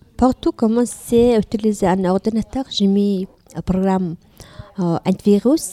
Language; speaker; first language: French; non-native, learner; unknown